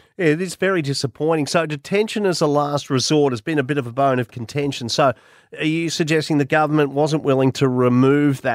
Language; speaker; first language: English; native; English